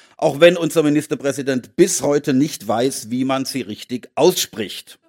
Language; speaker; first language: German; native; German